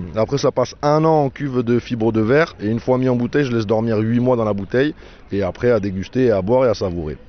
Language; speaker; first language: French; native; French